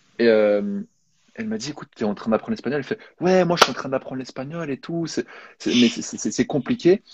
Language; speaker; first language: French; native; French